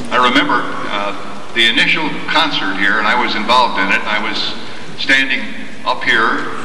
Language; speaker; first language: English; native; English